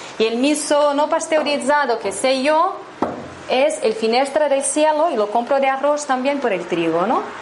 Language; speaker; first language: Spanish; non-native, fluent; Portuguese